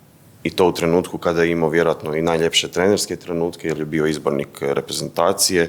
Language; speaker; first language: Bosnian; native; Bosnian